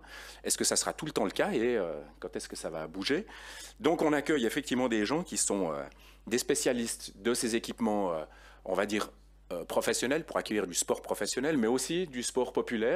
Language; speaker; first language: French; native; French